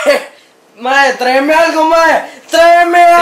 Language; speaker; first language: Spanish; native; Spanish